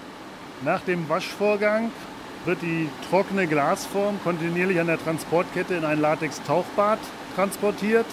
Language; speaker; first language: German; native; German